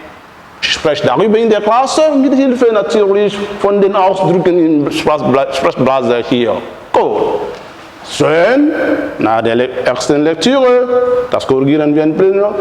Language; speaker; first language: German; non-native, fluent; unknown